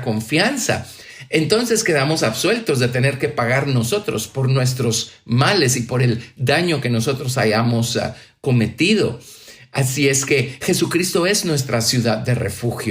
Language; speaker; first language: Spanish; native; Spanish